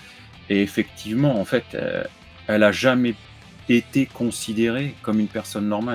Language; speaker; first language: French; native; French